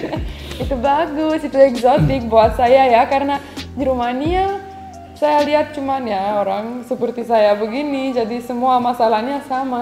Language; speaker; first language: Indonesian; non-native, fluent; Romanian